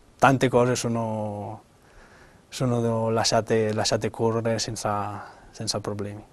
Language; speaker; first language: Italian; native; Italian